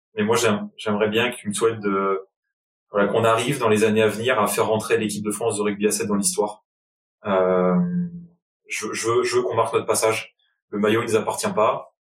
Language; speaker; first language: French; native; French